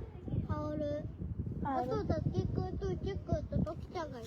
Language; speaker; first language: Japanese; native; Japanese